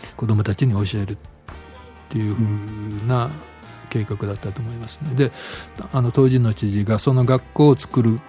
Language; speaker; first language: Japanese; native; Japanese